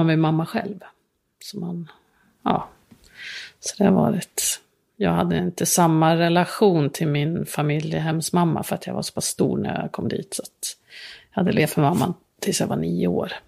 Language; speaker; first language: Swedish; native; Swedish